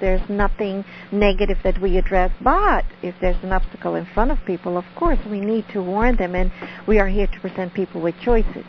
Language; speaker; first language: English; non-native, fluent; Dutch